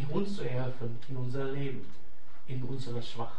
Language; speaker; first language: German; non-native, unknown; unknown